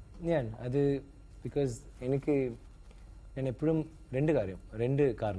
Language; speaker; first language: Malayalam; non-native, learner; Tamil